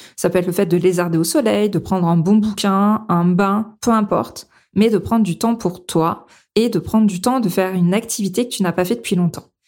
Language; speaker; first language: French; native; French